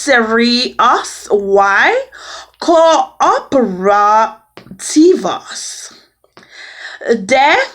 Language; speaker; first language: Spanish; non-native, learner; English